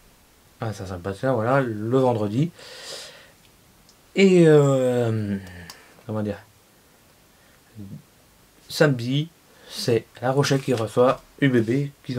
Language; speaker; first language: French; native; French